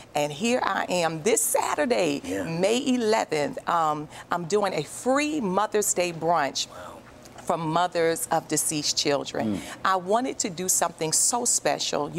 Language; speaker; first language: English; native; English